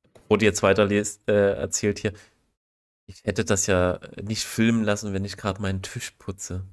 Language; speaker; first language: German; native; German